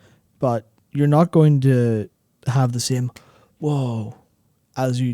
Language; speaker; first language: English; native; English